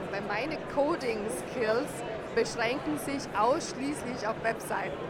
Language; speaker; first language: German; native; German